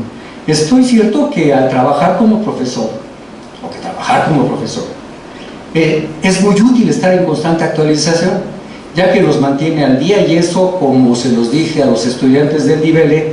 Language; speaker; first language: Spanish; native; Spanish